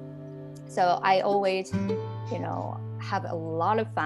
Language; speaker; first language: English; non-native, fluent; Japanese